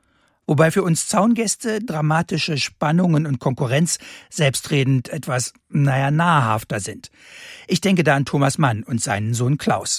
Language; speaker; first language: German; native; German